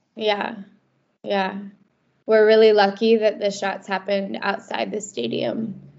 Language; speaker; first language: English; native; English